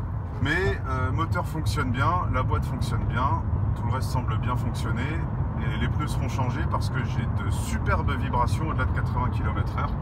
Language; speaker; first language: French; native; French